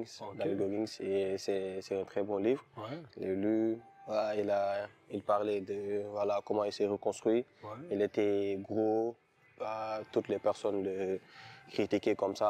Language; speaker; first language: French; non-native, local second language; Wolof